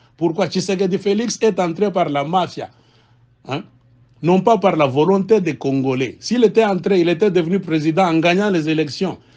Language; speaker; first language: French; non-native, local second language; Swahili